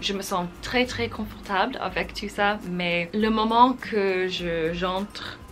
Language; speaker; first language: French; non-native, fluent; English